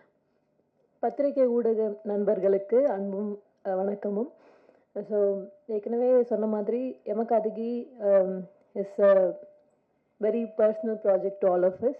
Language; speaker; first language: Tamil; native; Tamil